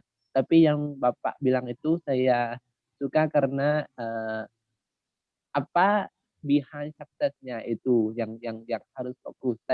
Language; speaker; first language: Indonesian; non-native, learner; Khmer